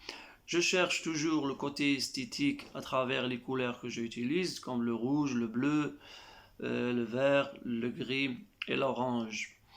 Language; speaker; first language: French; non-native, local second language; Arabic